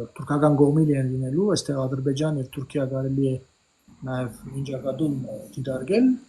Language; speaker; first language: Armenian; early bilingual, heritage; Armenian